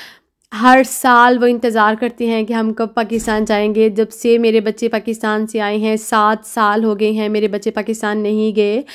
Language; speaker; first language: Urdu; native; Urdu